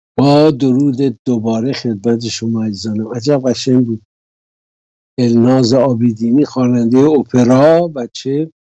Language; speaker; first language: Persian; native; Persian